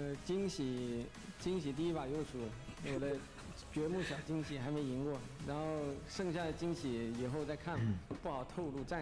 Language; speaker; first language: Chinese; native; Chinese